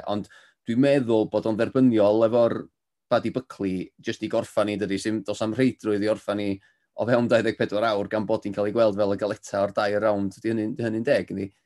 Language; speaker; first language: Welsh; native; Welsh